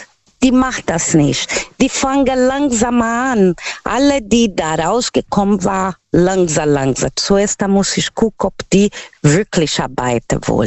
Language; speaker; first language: German; non-native, learner; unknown